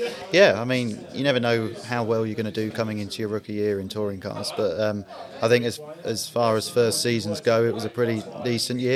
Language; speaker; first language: English; native; English